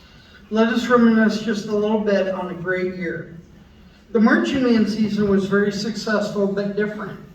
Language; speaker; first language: English; native; English